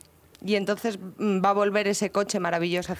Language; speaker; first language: Spanish; native; Spanish